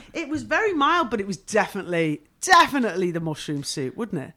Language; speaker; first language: English; native; English